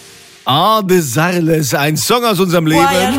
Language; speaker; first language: German; native; German